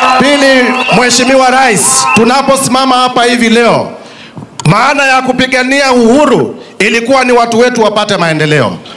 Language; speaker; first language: Swahili; non-native, local second language; Kamba